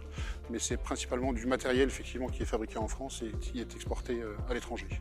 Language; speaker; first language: French; native; French